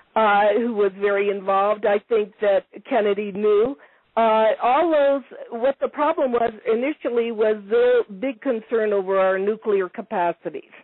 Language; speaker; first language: English; non-native, fluent; Italian